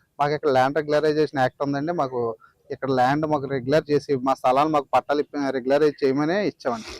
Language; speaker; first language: Telugu; native; Telugu